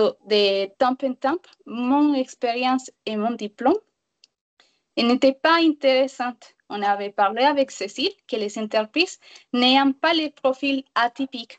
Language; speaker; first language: French; non-native, learner; Spanish